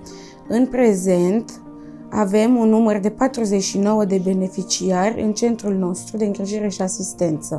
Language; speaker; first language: Romanian; native; Romanian